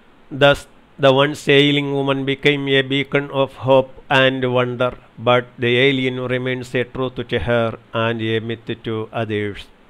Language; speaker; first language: English; non-native, local second language; Malayalam